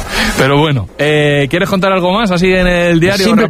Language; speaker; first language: Spanish; native; Spanish